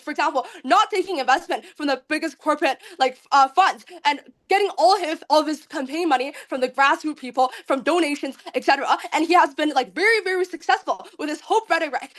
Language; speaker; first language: English; non-native, fluent; Chinese